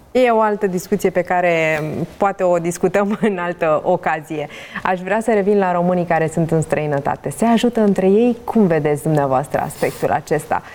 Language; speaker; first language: Romanian; native; Romanian